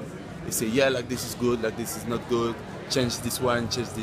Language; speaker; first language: English; non-native, learner; French